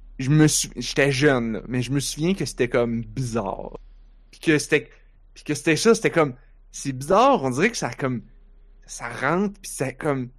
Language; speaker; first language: French; native; French